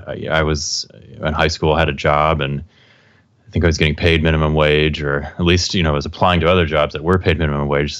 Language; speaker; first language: English; native; English